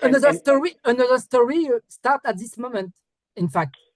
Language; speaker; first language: English; non-native, learner; French